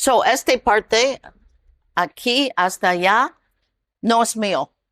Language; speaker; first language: Spanish; non-native, learner; English